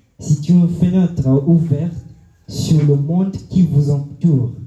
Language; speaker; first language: French; non-native, fluent; Swahili